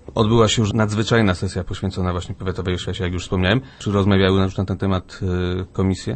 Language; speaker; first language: Polish; native; Polish